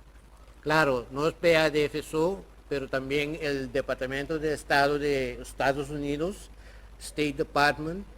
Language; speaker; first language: Spanish; non-native, fluent; Papiamento